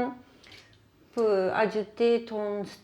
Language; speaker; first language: French; non-native, learner; Japanese